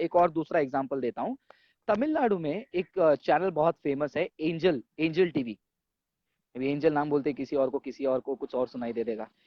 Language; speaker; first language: Hindi; non-native, local second language; Tamil